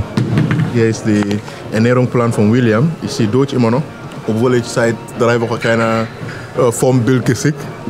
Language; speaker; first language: German; non-native, fluent; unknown